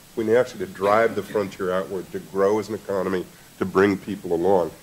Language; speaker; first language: English; native; English